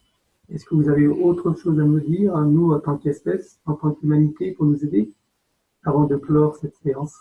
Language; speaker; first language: French; native; French